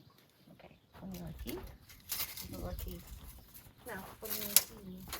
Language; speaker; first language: Portuguese; non-native, learner; English